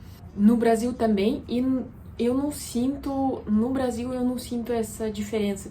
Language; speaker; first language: Portuguese; non-native, fluent; Russian